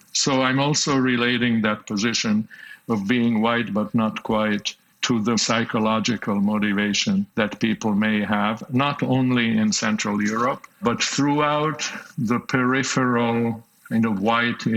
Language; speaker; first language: English; non-native, fluent; Slovak